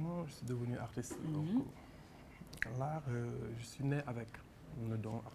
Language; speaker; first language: French; non-native, local second language; Wolof